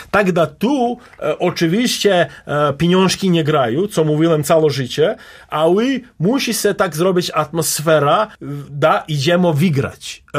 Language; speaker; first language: Polish; non-native, learner; Serbian